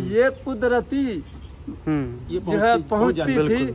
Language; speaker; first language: Hindi; native; Hindi